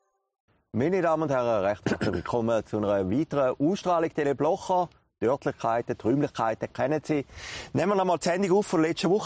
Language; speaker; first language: German; native; German